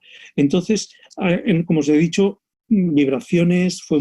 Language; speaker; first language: Spanish; native; Spanish